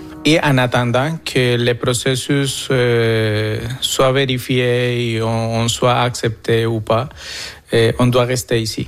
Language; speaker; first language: French; non-native, fluent; Spanish